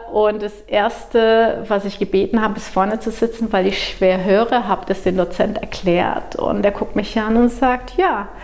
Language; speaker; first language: German; non-native, fluent; Portuguese